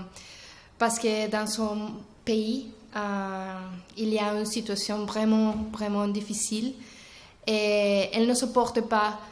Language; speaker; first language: French; non-native, learner; Spanish